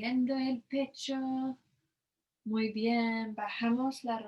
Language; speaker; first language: Spanish; non-native, learner; English